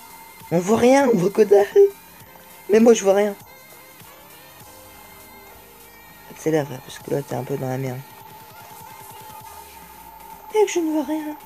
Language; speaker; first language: French; native; French